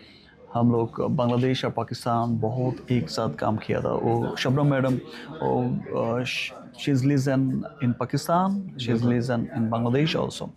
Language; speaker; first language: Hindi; non-native, learner; Bangla